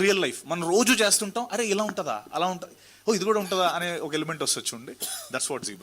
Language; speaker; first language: Telugu; native; Telugu